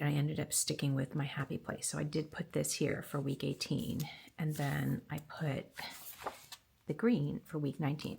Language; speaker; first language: English; native; English